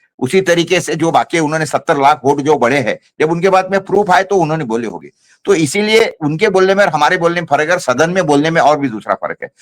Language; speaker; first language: Hindi; non-native, local second language; Marathi